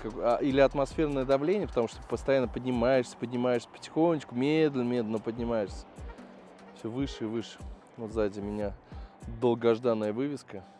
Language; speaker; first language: Russian; native; Russian